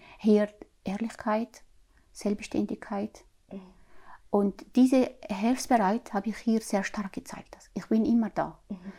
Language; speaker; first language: German; non-native, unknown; Arabic